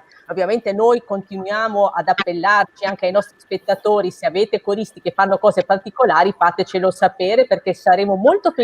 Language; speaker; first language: Italian; native; Italian